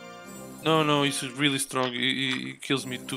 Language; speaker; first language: English; non-native, learner; Turkish